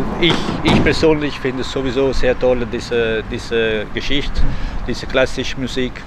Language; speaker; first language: German; non-native, learner; Italian